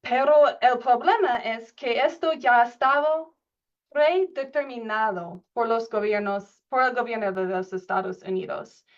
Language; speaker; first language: Spanish; non-native, learner; English